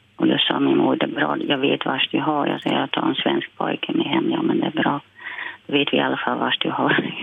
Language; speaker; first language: Swedish; non-native, fluent; Dutch